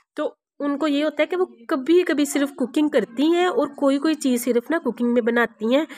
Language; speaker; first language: Urdu; non-native, local second language; Punjabi